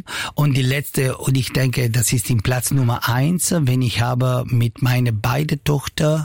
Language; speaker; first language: German; non-native, local second language; Italian